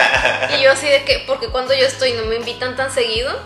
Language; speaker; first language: Spanish; native; Spanish